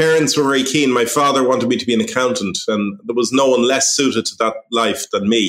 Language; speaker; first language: English; native; English